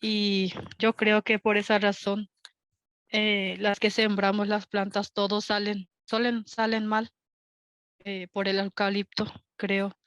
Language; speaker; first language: Spanish; non-native, local second language; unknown